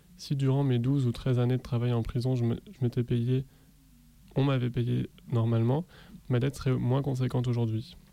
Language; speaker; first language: French; native; French